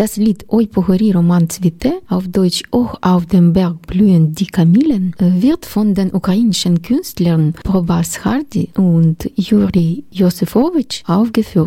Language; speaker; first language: German; non-native, learner; Ukrainian